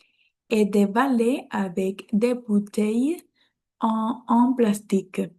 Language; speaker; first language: French; non-native, learner; Spanish